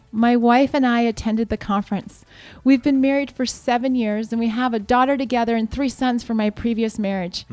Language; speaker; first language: English; native; English